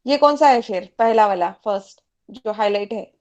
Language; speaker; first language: Hindi; non-native, local second language; Marathi